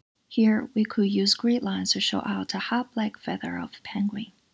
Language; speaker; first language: English; non-native, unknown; Chinese